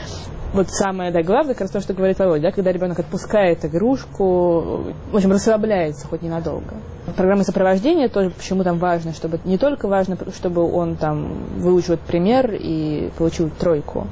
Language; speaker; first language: Russian; native; Russian